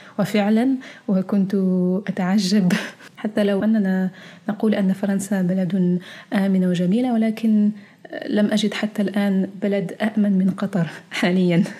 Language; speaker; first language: Arabic; early bilingual, heritage; Arabic